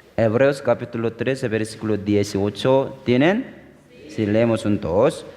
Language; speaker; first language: Spanish; non-native, fluent; Korean